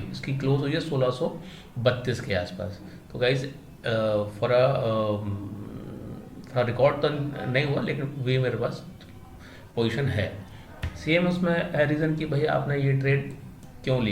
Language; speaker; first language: Hindi; native; Hindi